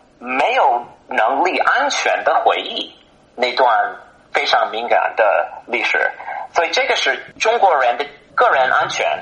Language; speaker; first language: Chinese; non-native, fluent; English